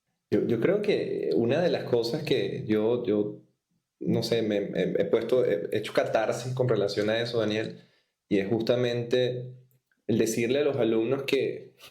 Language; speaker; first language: Spanish; native; Spanish